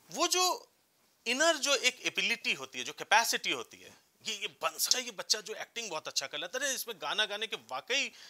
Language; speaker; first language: Hindi; native; Hindi